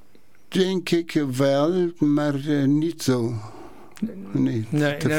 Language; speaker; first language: Dutch; non-native, learner; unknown